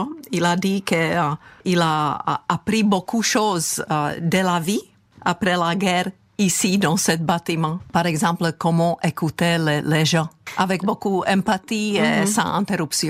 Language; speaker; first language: French; non-native, fluent; Czech